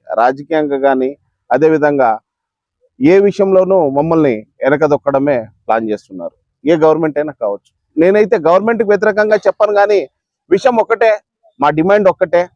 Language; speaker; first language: Telugu; non-native, local second language; Lambadi